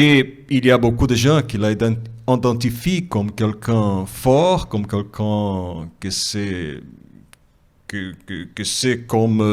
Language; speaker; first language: French; non-native, fluent; Portuguese